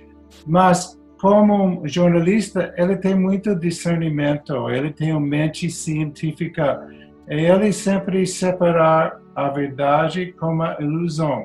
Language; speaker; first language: Portuguese; non-native, learner; English